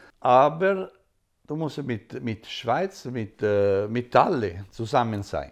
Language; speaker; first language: German; non-native, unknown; Italian